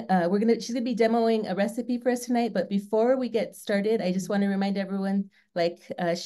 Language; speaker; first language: English; native; English